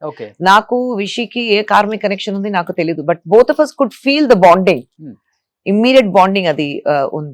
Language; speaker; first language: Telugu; non-native, fluent; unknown